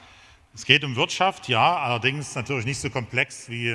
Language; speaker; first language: German; native; German